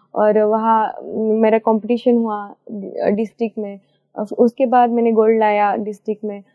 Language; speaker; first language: Hindi; non-native, local second language; Marathi